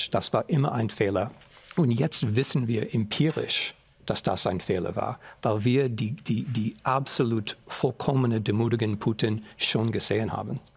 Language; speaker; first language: German; non-native, fluent; English